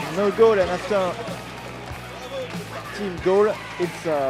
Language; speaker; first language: English; non-native, learner; French